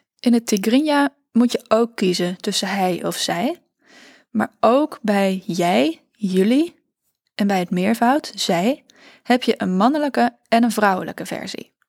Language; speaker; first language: Dutch; native; Dutch